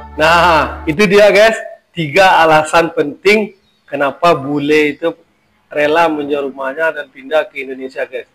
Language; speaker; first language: Indonesian; native; Indonesian